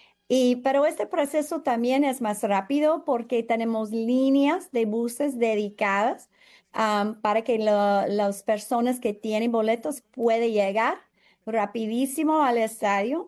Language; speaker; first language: Spanish; non-native, fluent; English